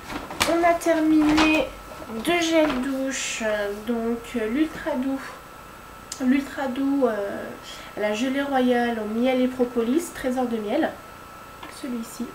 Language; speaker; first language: French; native; French